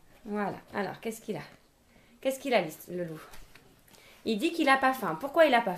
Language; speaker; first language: French; native; French